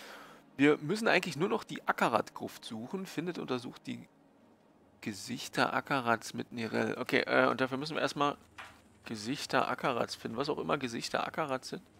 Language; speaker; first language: German; native; German